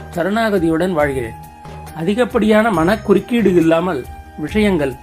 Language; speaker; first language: Tamil; native; Tamil